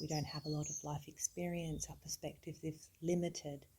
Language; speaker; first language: English; native; English